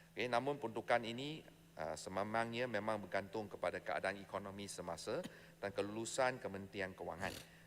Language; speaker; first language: Malay; non-native, local second language; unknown